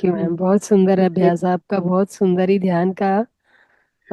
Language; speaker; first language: Hindi; native; Hindi